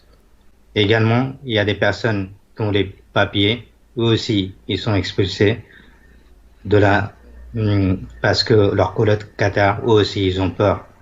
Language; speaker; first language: French; non-native, fluent; Bangla